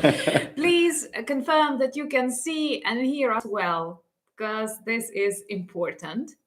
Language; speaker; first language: English; non-native, fluent; Ukrainian